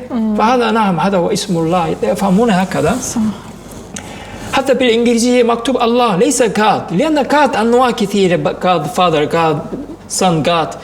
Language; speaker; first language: Arabic; non-native, fluent; Korean